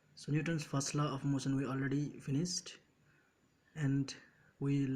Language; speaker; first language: English; non-native, local second language; Nepali